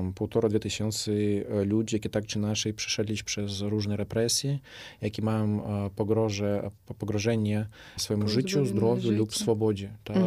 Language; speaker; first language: Polish; non-native, fluent; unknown